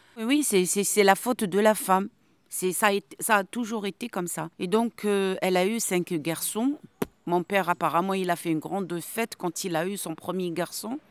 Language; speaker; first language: French; non-native, local second language; Arabic